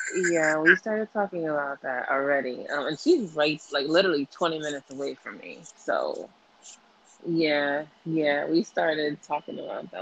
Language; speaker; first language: English; native; English